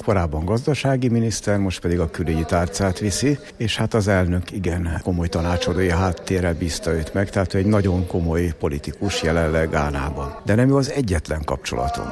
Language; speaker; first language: Hungarian; native; Hungarian